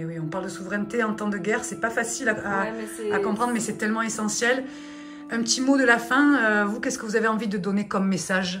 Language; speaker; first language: French; native; French